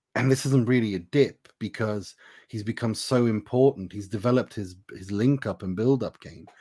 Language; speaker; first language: English; non-native, fluent; Persian